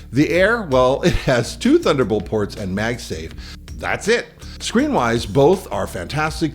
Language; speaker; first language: English; native; English